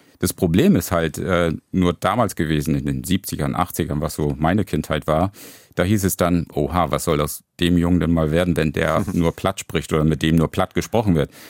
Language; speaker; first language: German; native; German